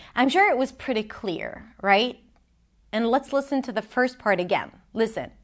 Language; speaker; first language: English; non-native, fluent; Hebrew